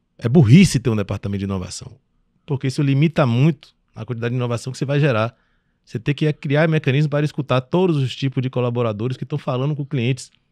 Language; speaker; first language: Portuguese; early bilingual, other home language; French